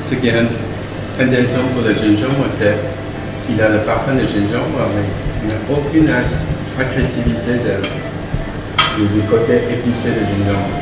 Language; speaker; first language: French; non-native, fluent; Chinese